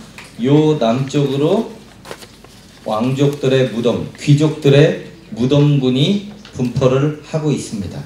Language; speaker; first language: Korean; native; Korean